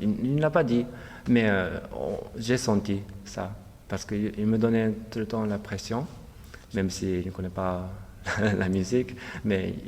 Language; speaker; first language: French; non-native, fluent; Japanese